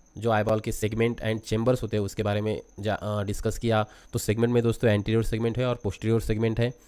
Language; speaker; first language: Hindi; non-native, local second language; Marathi